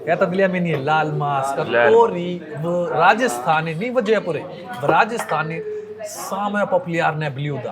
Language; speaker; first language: Russian; non-native, learner; Hindi